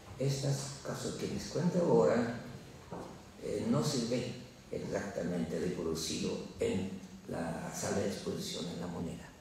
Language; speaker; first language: Spanish; non-native, fluent; German